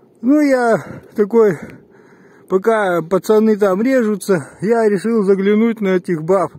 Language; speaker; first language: Russian; native; Russian